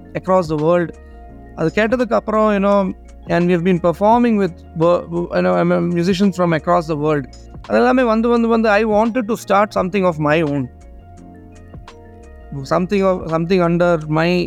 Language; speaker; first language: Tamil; non-native, learner; Malayalam